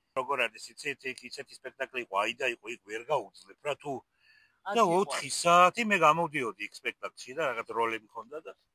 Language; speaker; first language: Georgian; native; Georgian